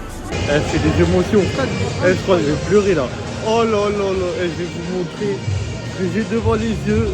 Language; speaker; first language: French; native; French